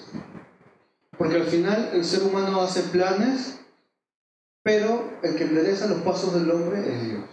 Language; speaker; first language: Spanish; native; Spanish